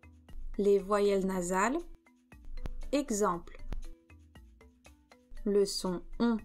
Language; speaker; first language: French; native; French